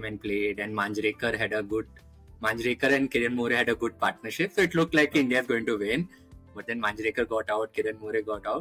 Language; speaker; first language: English; non-native, local second language; Hindi